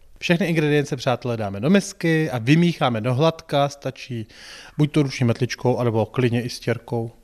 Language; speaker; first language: Czech; native; Czech